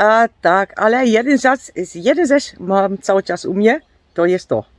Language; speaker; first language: Polish; non-native, learner; Dutch